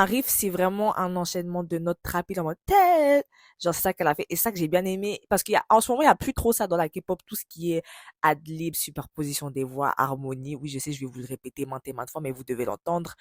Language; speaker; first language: French; native; French